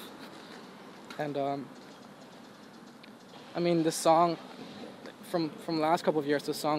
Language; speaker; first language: English; non-native, fluent; Dutch